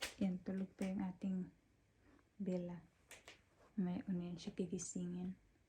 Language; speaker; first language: Filipino; non-native, local second language; Cebuano